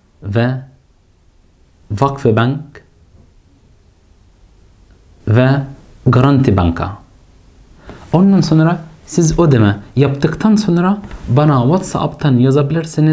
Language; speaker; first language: Turkish; non-native, fluent; Arabic